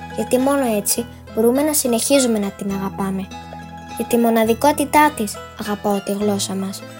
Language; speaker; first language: Greek; early bilingual, heritage; Greek